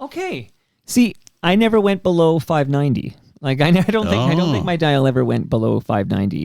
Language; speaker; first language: English; native; English